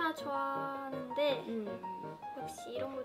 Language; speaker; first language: Korean; non-native, fluent; Japanese